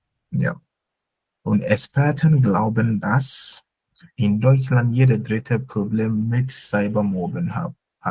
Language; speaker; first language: German; non-native, fluent; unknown